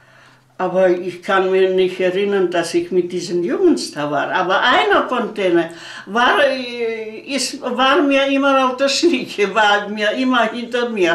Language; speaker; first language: German; early bilingual, heritage; German